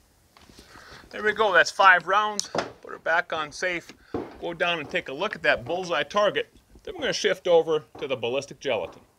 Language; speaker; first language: English; native; English